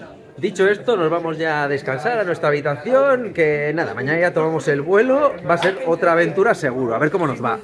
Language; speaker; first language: Spanish; native; Spanish